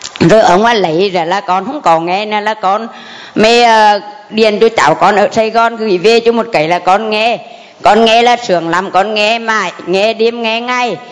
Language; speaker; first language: Vietnamese; native; Vietnamese